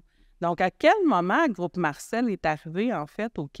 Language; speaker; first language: French; native; French